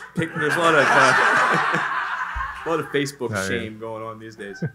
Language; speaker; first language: English; native; English